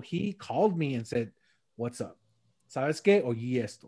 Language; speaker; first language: English; early bilingual, other home language; Spanish